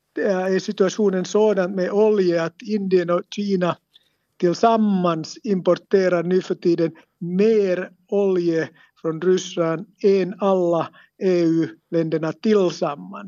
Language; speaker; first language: Swedish; non-native, local second language; Finnish